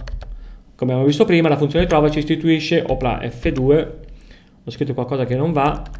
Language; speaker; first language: Italian; native; Italian